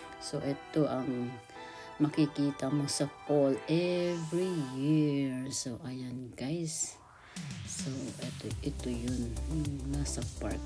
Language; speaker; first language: Filipino; native; Filipino